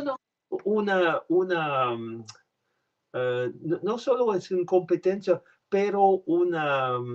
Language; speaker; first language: Spanish; non-native, learner; French